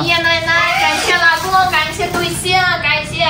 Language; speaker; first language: Chinese; non-native, learner; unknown